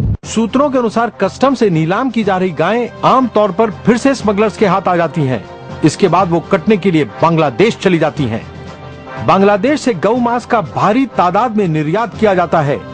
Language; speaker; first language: Hindi; native; Hindi